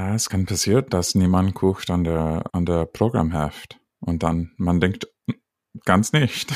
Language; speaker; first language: German; non-native, learner; English